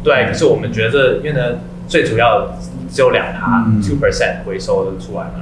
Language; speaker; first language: Chinese; native; Chinese